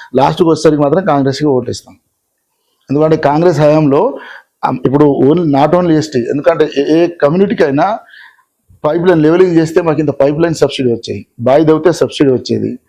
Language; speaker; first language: Telugu; non-native, local second language; Lambadi